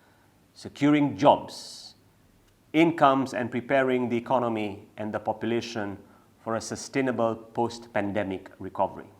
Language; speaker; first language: English; non-native, local second language; Seselwa Creole French